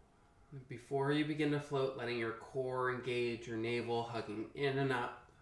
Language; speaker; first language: English; native; English